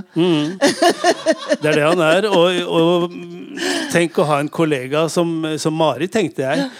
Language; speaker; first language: Norwegian; native; Norwegian